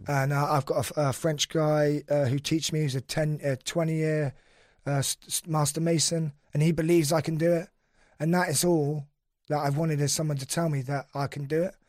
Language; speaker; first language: English; native; English